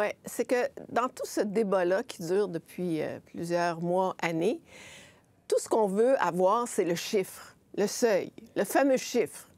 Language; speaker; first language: French; native; French